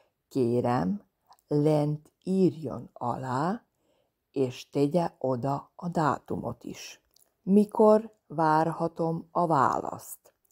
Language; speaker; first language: Hungarian; non-native, fluent; Serbian